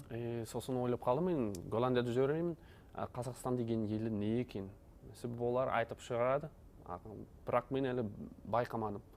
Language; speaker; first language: Kazakh; non-native, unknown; Dutch